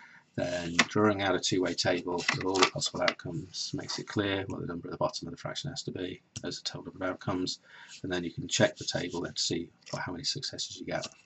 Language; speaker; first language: English; native; English